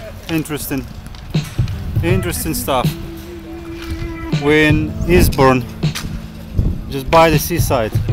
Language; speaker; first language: English; non-native, fluent; Ukrainian